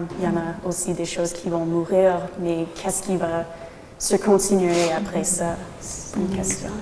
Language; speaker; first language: French; non-native, local second language; English